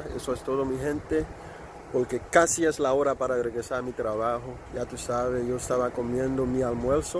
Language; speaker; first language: Spanish; non-native, learner; Haitian Creole